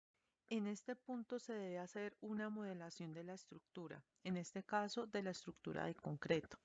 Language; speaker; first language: Spanish; native; Spanish